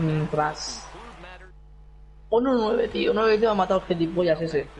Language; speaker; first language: Spanish; native; Spanish